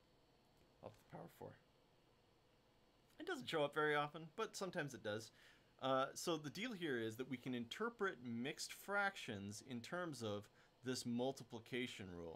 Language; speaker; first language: English; native; English